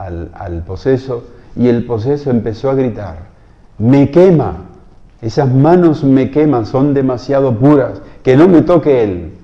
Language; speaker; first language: Spanish; native; Spanish